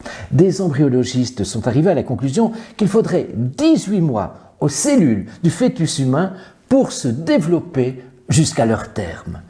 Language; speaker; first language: French; native; French